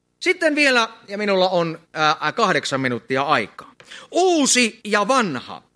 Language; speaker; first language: Finnish; native; Finnish